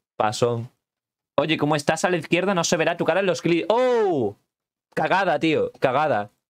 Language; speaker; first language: Spanish; native; Spanish